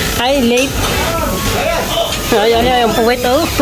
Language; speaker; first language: Spanish; non-native, learner; Filipino